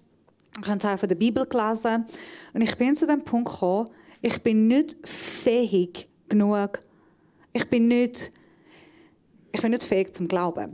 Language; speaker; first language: German; non-native, fluent; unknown